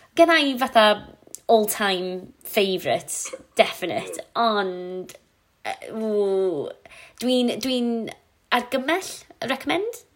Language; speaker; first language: Welsh; non-native, local second language; English